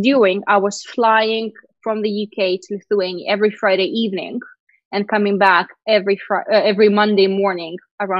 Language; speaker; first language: English; non-native, fluent; Russian